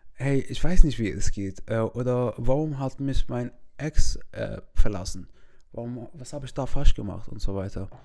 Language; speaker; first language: German; non-native, fluent; Arabic